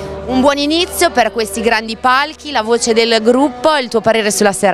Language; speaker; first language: Italian; native; Italian